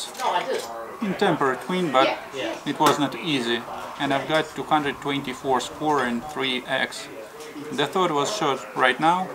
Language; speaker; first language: English; non-native, fluent; Russian